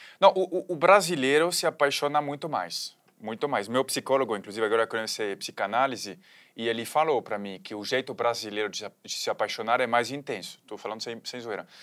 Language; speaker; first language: Portuguese; non-native, fluent; French